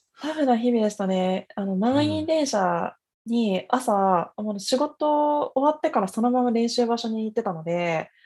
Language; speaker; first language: Japanese; native; Japanese